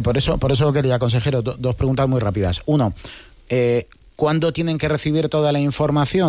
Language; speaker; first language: Spanish; native; Spanish